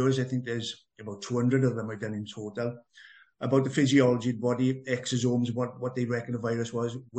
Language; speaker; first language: English; native; English